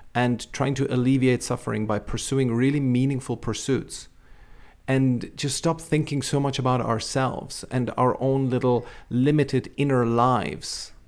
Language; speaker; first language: English; non-native, fluent; Czech